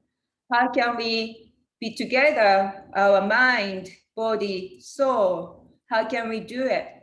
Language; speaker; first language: English; non-native, learner; Japanese